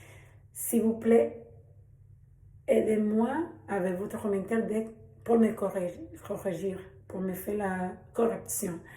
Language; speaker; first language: French; non-native, learner; Spanish